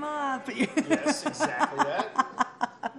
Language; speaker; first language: English; native; English